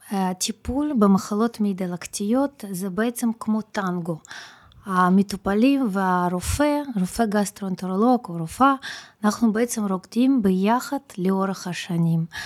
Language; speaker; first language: Hebrew; non-native, fluent; Russian